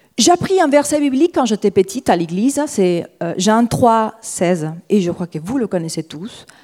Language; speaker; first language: French; non-native, fluent; Spanish